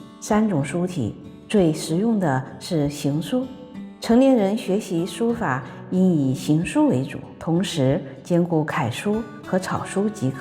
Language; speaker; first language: Chinese; native; Chinese